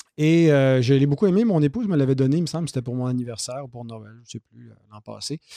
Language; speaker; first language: French; native; French